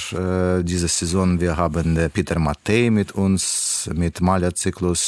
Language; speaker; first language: German; non-native, learner; Russian